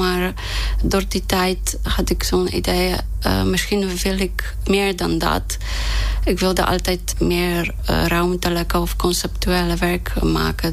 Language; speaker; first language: Dutch; non-native, fluent; Polish